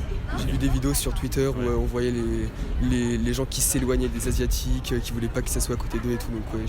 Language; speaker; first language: French; native; French